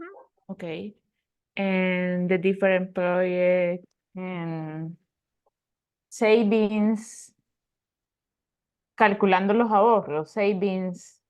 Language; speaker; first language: English; non-native, learner; Spanish